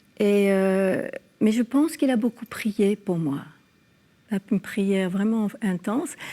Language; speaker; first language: French; early bilingual, other home language; English